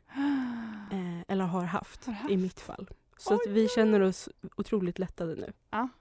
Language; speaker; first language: Swedish; native; Swedish